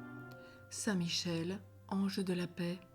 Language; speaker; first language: French; native; French